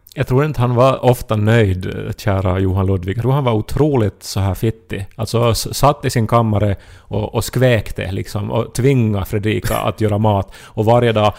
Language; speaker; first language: Swedish; native; Swedish